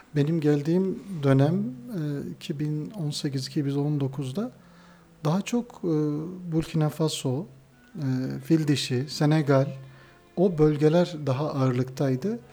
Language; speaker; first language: Turkish; native; Turkish